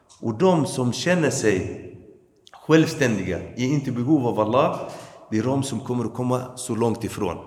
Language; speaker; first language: Swedish; early bilingual, other home language; Arabic